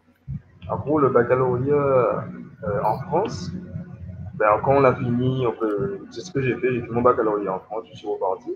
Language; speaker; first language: French; native; French